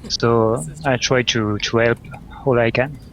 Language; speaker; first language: English; non-native, learner; French